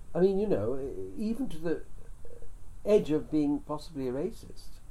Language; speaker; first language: English; native; English